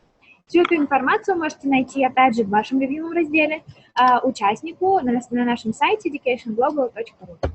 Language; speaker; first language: Russian; native; Russian